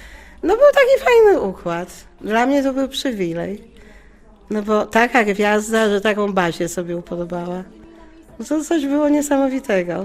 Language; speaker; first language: Polish; native; Polish